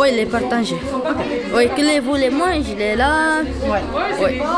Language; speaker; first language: French; non-native, learner; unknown